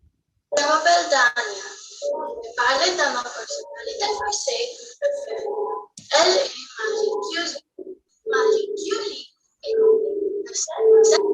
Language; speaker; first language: French; non-native, learner; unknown